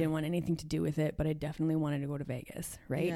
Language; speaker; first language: English; native; English